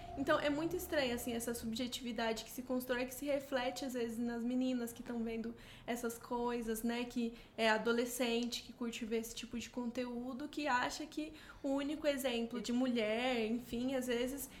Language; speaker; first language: Portuguese; native; Portuguese